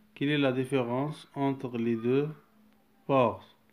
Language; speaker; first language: French; non-native, local second language; Arabic